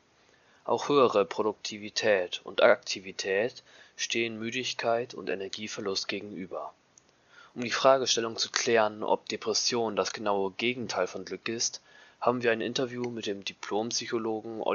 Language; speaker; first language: German; native; German